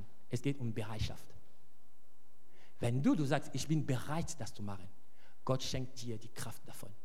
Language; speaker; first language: German; non-native, fluent; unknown